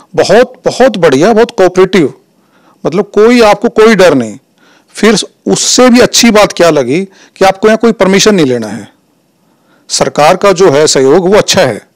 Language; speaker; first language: Hindi; native; Hindi